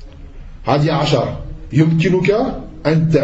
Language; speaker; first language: Arabic; non-native, fluent; French